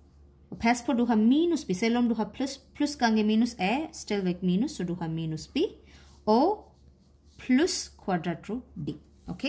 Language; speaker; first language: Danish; non-native, fluent; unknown